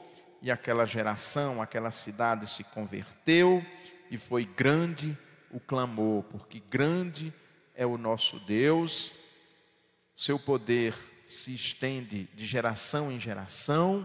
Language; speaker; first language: Portuguese; native; Portuguese